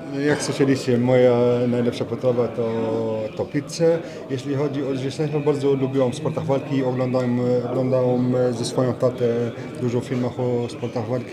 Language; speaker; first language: Polish; non-native, learner; French